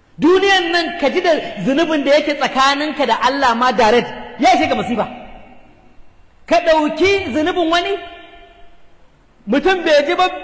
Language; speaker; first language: Hausa; native; Hausa